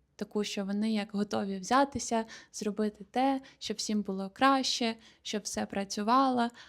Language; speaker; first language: Ukrainian; native; Ukrainian